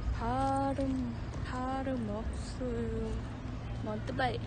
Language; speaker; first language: Korean; non-native, learner; Thai